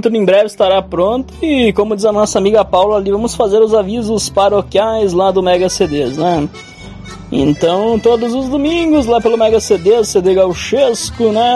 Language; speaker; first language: Portuguese; native; Portuguese